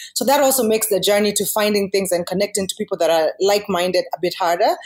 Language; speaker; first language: English; non-native, local second language; Kikuyu